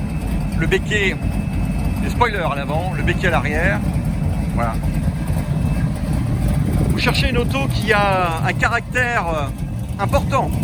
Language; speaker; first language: French; native; French